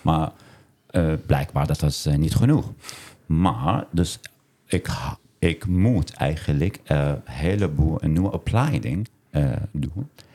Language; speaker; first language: Dutch; non-native, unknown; Arabic